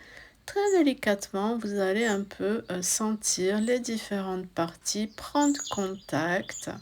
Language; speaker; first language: French; native; French